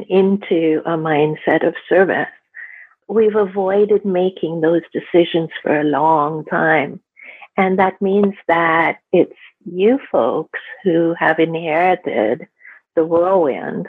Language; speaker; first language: English; non-native, local second language; Gujarati